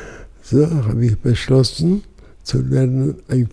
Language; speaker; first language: German; non-native, fluent; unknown